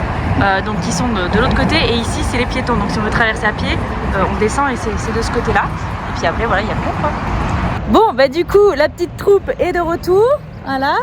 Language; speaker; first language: French; native; French